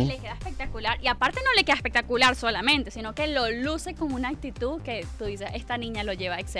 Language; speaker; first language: Spanish; native; Spanish